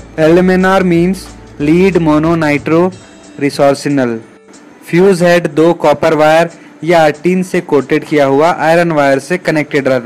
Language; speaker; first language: Hindi; native; Hindi